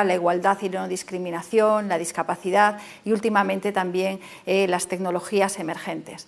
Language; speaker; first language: Spanish; native; Spanish